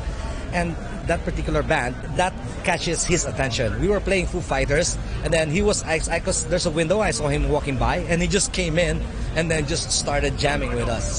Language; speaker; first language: English; non-native, local second language; Filipino